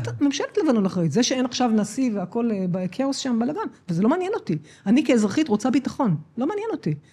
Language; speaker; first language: Hebrew; native; Hebrew